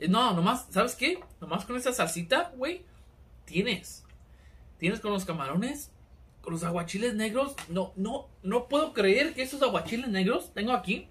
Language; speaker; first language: Spanish; early bilingual, heritage; Spanish